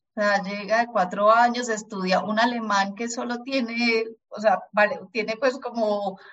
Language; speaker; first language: Spanish; early bilingual, other home language; German